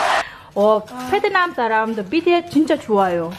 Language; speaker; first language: Korean; non-native, learner; Vietnamese